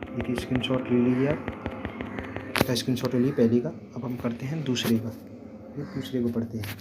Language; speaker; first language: Hindi; native; Hindi